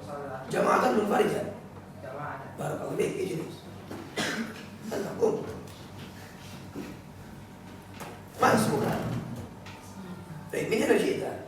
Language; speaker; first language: Arabic; non-native, learner; Indonesian